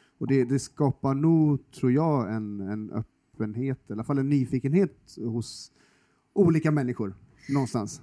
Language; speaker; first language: Swedish; native; Swedish